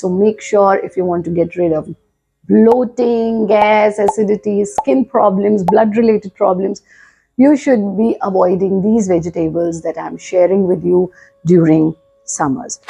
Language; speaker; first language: English; non-native, local second language; Hindi